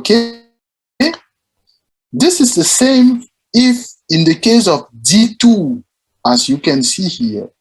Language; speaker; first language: English; non-native, fluent; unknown